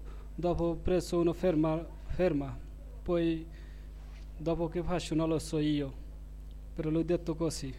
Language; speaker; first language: Italian; non-native, learner; Bangla